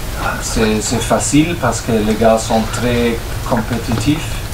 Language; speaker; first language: French; non-native, fluent; German